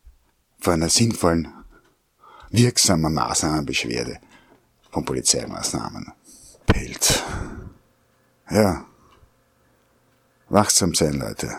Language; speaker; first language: German; native; German